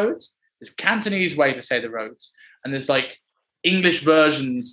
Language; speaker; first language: English; native; English